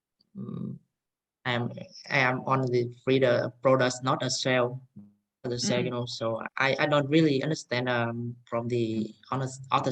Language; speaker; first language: English; non-native, learner; Vietnamese